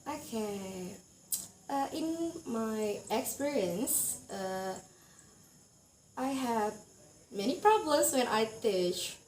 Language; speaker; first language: English; non-native, learner; Indonesian